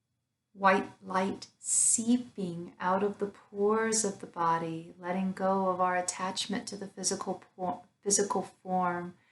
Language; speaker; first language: English; native; English